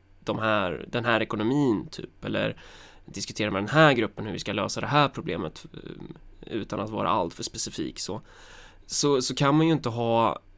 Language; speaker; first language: Swedish; native; Swedish